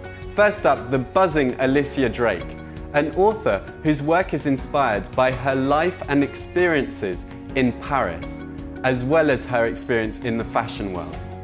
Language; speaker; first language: English; early bilingual, other home language; French